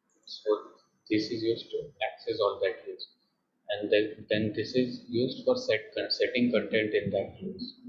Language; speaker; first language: English; non-native, fluent; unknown